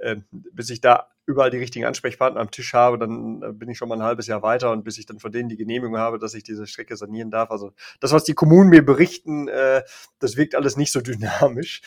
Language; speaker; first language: German; native; German